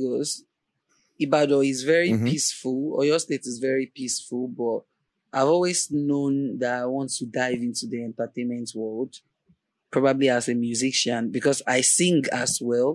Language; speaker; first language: English; non-native, local second language; Yoruba